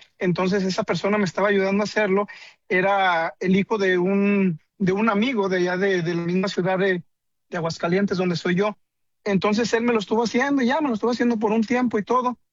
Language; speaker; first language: Spanish; native; Spanish